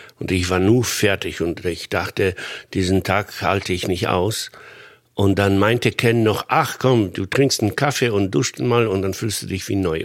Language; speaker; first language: German; non-native, fluent; Polish